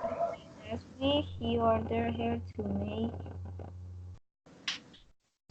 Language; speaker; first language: English; non-native, learner; Spanish